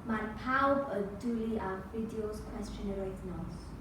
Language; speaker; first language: Welsh; non-native, learner; English